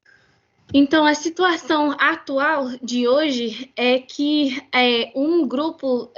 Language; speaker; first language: Portuguese; non-native, fluent; English